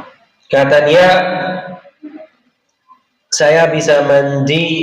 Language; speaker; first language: Indonesian; non-native, fluent; Arabic